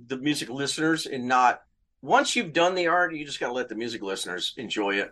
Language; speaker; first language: English; native; English